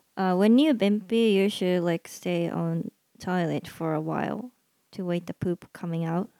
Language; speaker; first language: English; non-native, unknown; Japanese